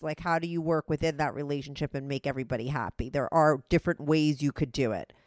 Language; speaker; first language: English; native; English